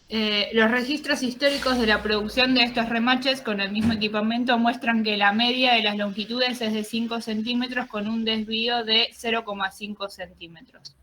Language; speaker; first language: Spanish; native; Spanish